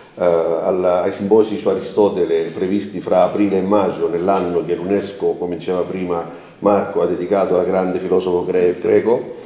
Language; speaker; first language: Italian; non-native, fluent; Greek